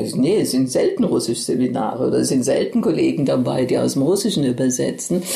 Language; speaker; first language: German; native; German